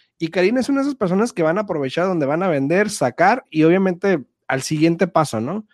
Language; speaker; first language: Spanish; native; Spanish